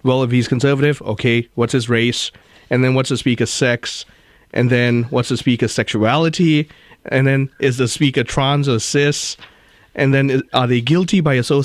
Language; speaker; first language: English; non-native, local second language; Tamil